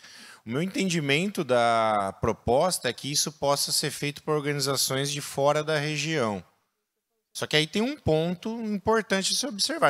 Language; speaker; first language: Portuguese; native; Portuguese